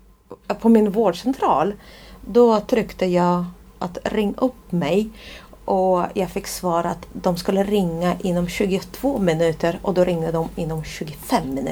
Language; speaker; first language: Swedish; non-native, fluent; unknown